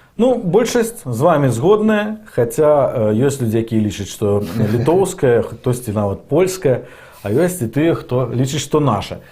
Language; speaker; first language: Belarusian; non-native, local second language; Russian